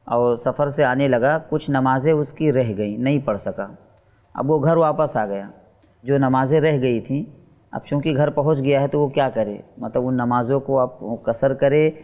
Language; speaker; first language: Urdu; native; Urdu